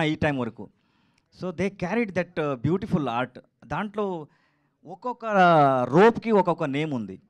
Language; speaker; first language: Telugu; non-native, learner; Kannada